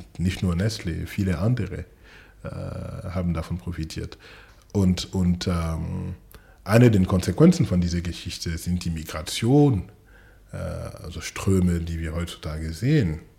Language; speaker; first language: German; non-native, fluent; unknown